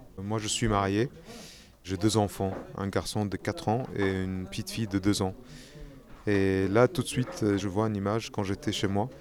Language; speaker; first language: French; non-native, fluent; Arabic